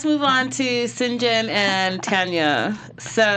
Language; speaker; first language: English; native; English